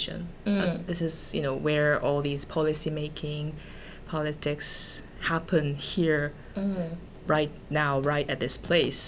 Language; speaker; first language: English; non-native, fluent; Korean